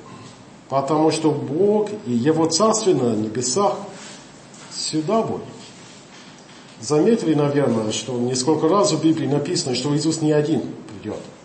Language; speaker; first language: Russian; non-native, fluent; English